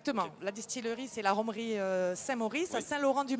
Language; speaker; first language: French; native; French